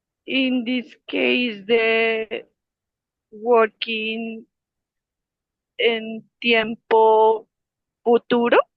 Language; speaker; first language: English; non-native, learner; Spanish